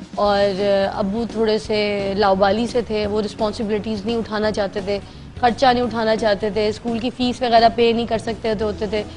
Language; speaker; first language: Urdu; native; Urdu